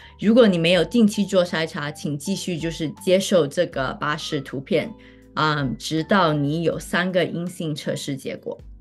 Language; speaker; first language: Chinese; native; Chinese